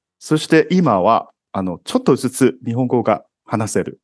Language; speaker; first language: Japanese; non-native, fluent; Cantonese